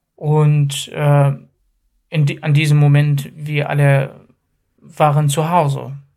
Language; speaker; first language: German; non-native, fluent; Arabic